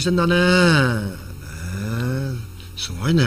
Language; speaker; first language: Japanese; native; Japanese